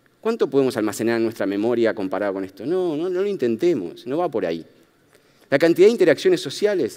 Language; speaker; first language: Spanish; native; Spanish